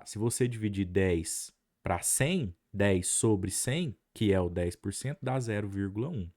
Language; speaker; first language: Portuguese; native; Portuguese